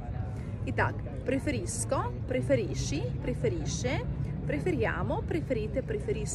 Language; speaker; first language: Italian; non-native, fluent; Russian